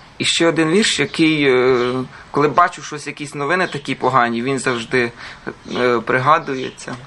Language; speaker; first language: Ukrainian; early bilingual, heritage; Croatian